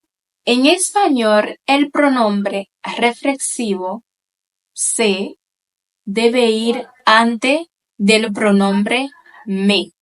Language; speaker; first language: Spanish; non-native, fluent; Haitian Creole